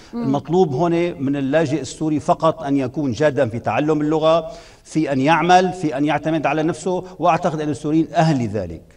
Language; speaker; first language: Arabic; native; Arabic